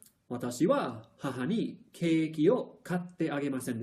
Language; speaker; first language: Japanese; non-native, fluent; English